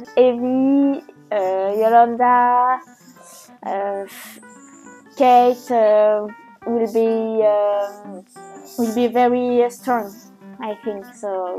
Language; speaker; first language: English; non-native, learner; French